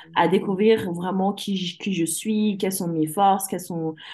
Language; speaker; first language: French; early bilingual, other home language; English